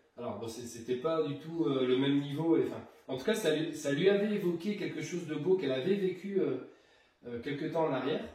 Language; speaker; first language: French; native; French